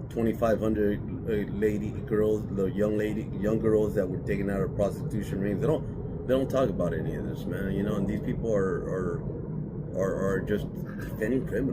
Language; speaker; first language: English; native; English